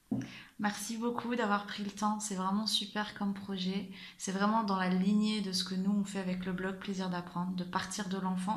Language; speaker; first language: French; native; French